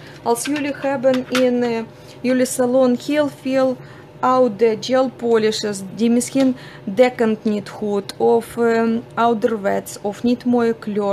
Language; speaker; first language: Dutch; non-native, fluent; Russian